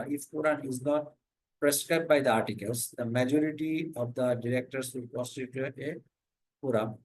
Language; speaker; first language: English; non-native, local second language; Bangla